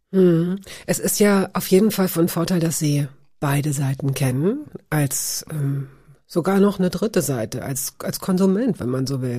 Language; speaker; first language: German; native; German